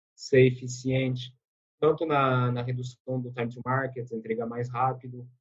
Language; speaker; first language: Portuguese; non-native, fluent; French